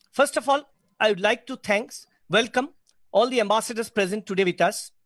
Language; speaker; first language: English; non-native, local second language; Bangla